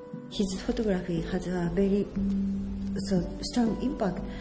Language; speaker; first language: English; non-native, learner; Japanese